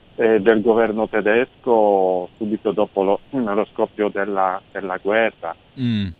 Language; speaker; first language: Italian; non-native, fluent; Polish